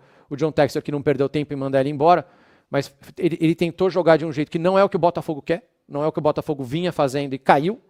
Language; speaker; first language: Portuguese; native; Portuguese